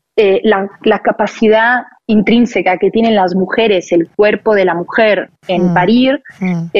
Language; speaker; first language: Spanish; non-native, fluent; French